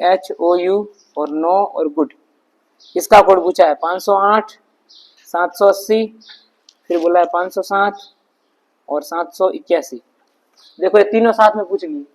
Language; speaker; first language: Hindi; native; Hindi